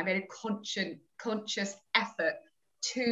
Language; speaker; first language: English; native; English